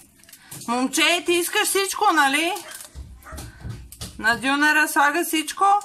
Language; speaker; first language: Bulgarian; native; Bulgarian